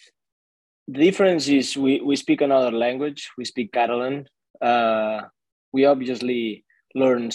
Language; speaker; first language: English; non-native, fluent; Spanish